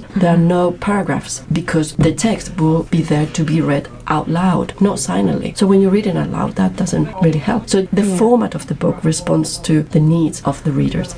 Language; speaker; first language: English; non-native, fluent; Spanish